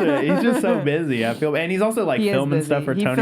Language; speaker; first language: English; native; English